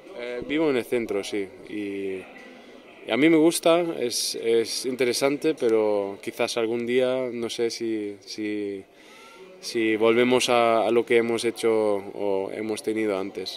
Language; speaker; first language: Spanish; non-native, fluent; German